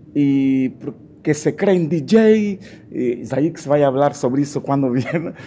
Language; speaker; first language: Spanish; non-native, fluent; Portuguese